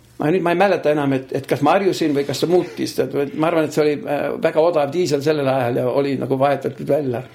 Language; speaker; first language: Estonian; early bilingual, heritage; Estonian